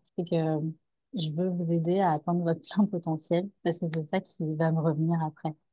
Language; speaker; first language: French; native; French